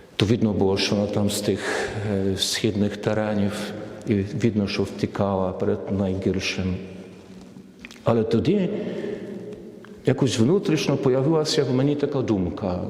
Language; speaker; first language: Polish; non-native, learner; Ukrainian